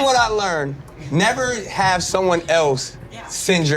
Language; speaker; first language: English; native; English